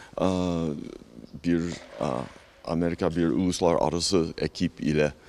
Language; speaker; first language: Turkish; non-native, fluent; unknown